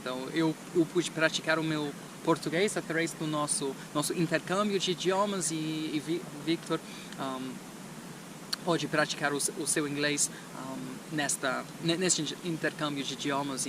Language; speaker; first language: Portuguese; non-native, fluent; English